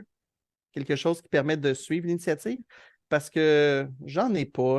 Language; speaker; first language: French; native; French